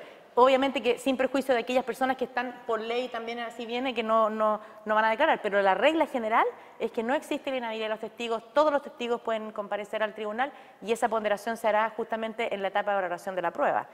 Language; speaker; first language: Spanish; native; Spanish